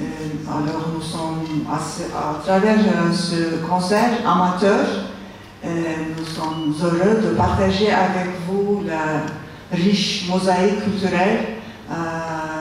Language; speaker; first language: French; non-native, fluent; Turkish